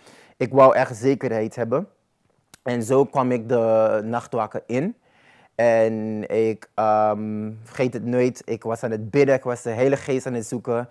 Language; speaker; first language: Dutch; non-native, local second language; Papiamento